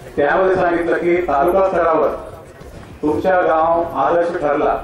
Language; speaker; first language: Marathi; non-native, local second language; Telugu